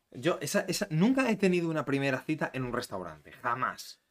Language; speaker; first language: Spanish; native; Spanish